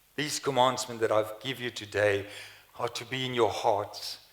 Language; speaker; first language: English; non-native, local second language; Afrikaans